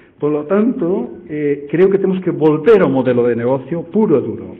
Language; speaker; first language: Spanish; non-native, local second language; Galician